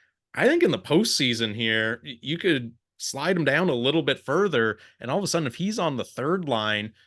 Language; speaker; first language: English; native; English